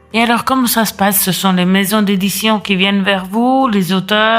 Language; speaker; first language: French; native; French